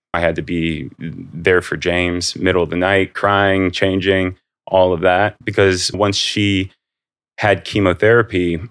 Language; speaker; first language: English; native; English